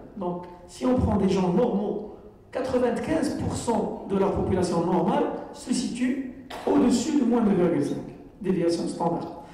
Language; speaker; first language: French; non-native, local second language; Arabic